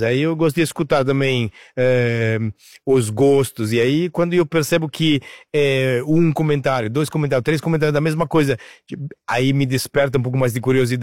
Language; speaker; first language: Portuguese; non-native, fluent; Italian